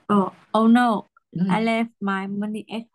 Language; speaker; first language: English; non-native, learner; Vietnamese